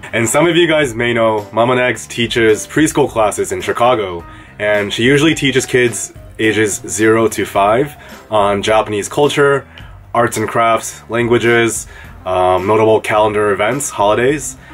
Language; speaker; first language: English; early bilingual, other home language; Japanese